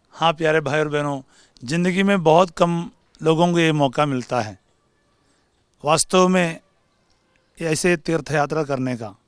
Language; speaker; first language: Hindi; native; Hindi